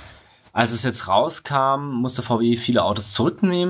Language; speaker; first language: German; native; German